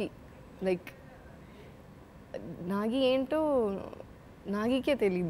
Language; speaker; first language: Telugu; non-native, fluent; Malayalam